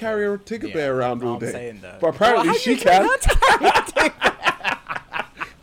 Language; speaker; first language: English; native; English